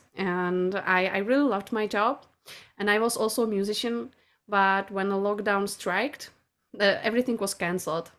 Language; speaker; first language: English; non-native, fluent; Czech